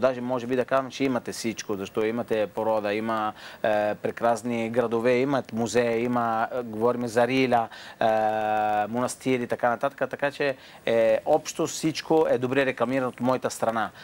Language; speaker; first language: Bulgarian; non-native, fluent; Italian